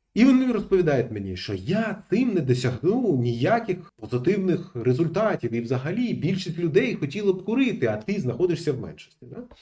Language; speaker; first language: Ukrainian; non-native, local second language; Russian